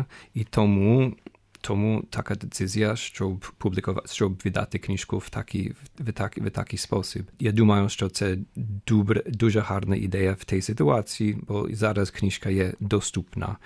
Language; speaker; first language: Ukrainian; non-native, fluent; English